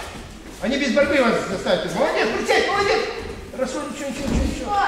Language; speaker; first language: Russian; native; Russian